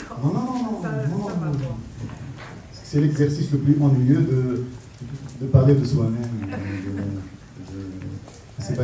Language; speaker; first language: French; non-native, local second language; Arabic